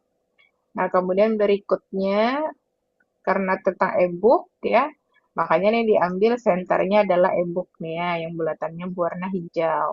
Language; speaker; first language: Indonesian; native; Indonesian